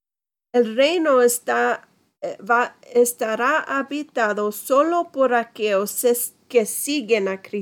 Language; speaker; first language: Spanish; non-native, fluent; English